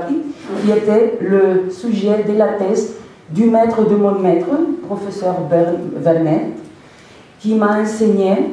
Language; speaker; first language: French; non-native, fluent; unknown